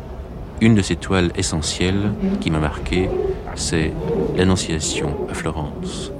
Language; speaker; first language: French; native; French